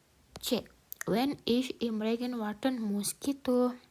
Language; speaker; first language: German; non-native, learner; Indonesian